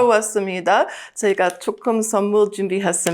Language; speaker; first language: Korean; non-native, learner; English